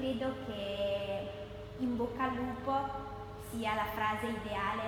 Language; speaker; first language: Italian; native; Italian